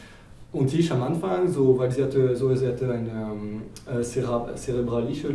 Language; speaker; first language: German; non-native, fluent; French